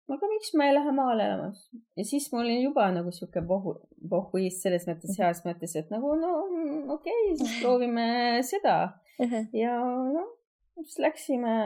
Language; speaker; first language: Estonian; non-native, fluent; Hungarian